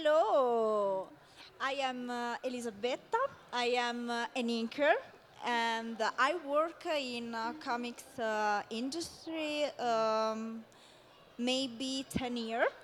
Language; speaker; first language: English; non-native, learner; Italian